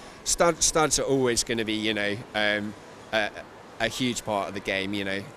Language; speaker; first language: English; native; English